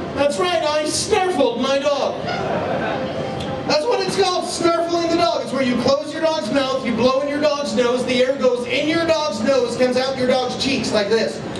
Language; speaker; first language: English; native; English